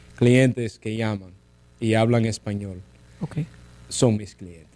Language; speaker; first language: Spanish; early bilingual, heritage; Spanish